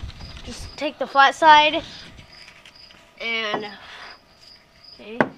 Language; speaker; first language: English; native; English